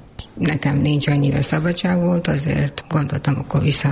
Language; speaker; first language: Hungarian; non-native, learner; Urdu